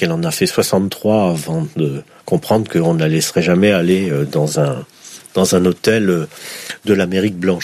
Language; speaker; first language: French; native; French